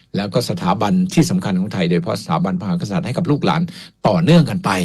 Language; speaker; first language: Thai; native; Thai